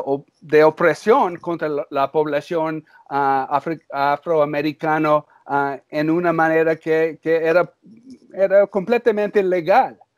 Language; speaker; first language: Spanish; early bilingual, heritage; English